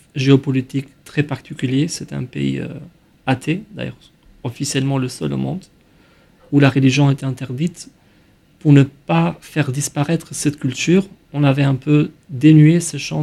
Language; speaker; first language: French; non-native, fluent; Albanian